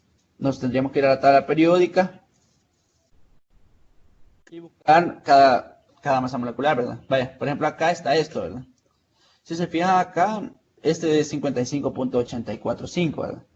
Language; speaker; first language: Spanish; native; Spanish